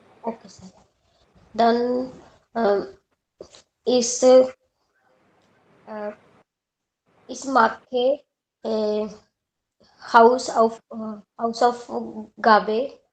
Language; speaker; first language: German; non-native, learner; Hindi